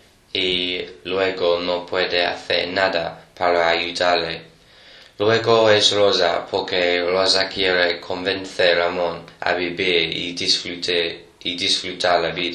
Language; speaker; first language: Spanish; non-native, learner; English